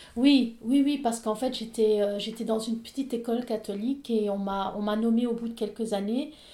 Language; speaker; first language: French; native; French